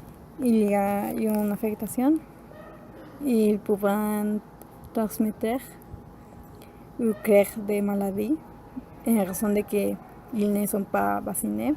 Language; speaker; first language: French; non-native, learner; Spanish